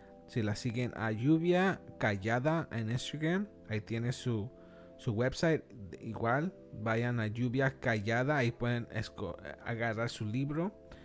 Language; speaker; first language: Spanish; native; Spanish